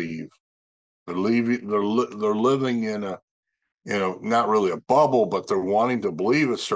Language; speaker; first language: English; native; English